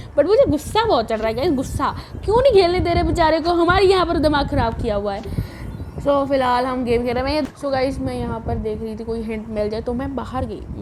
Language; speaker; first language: Hindi; non-native, local second language; Punjabi